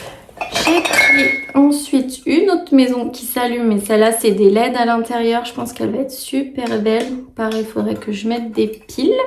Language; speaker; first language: French; native; French